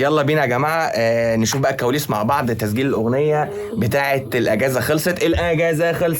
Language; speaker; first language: Arabic; native; Arabic